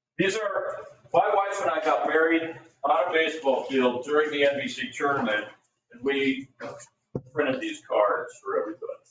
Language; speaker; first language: English; native; English